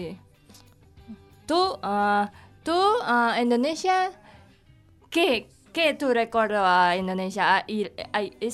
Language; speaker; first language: Catalan; non-native, learner; Indonesian